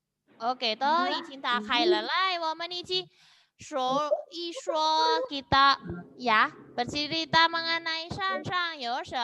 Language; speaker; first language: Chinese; non-native, fluent; Indonesian